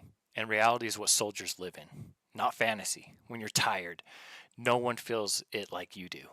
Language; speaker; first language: English; native; English